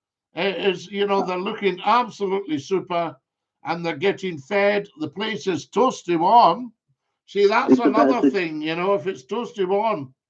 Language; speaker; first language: English; native; English